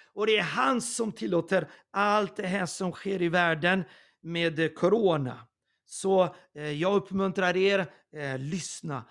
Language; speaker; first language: Swedish; non-native, fluent; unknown